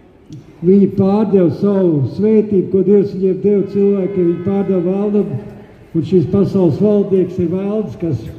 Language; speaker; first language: Latvian; non-native, local second language; Russian